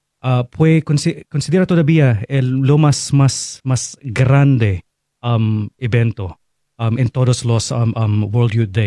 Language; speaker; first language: Spanish; non-native, fluent; Filipino